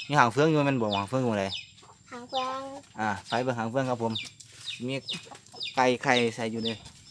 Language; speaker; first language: Thai; native; Thai